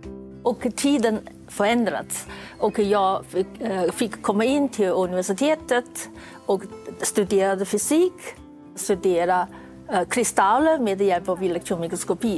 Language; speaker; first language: Swedish; non-native, fluent; Chinese